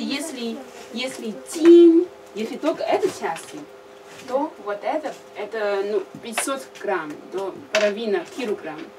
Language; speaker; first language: Russian; non-native, learner; Chinese